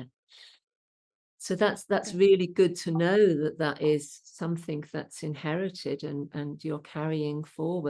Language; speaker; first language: English; native; English